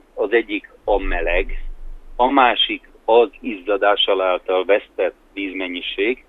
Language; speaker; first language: Hungarian; native; Hungarian